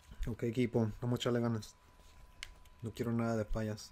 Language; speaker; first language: Spanish; native; Spanish